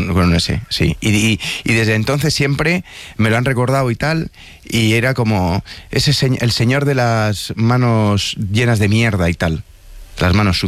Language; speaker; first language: Spanish; native; Spanish